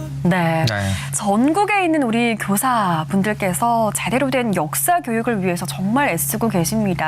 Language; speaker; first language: Korean; native; Korean